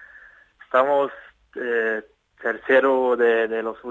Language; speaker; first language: Spanish; non-native, fluent; Swedish